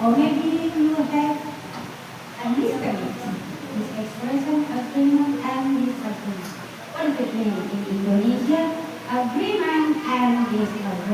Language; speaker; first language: English; non-native, learner; Indonesian